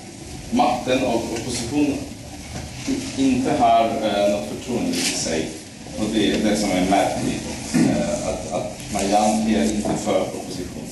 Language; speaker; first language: Swedish; non-native, fluent; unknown